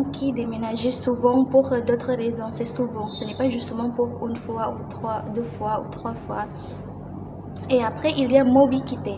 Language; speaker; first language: French; non-native, learner; Indonesian